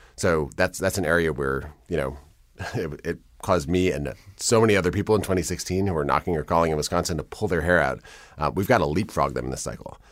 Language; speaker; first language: English; native; English